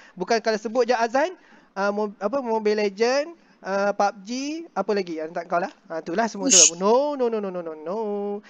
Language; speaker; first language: Malay; native; Malay